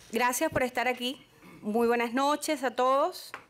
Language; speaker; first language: Spanish; native; Spanish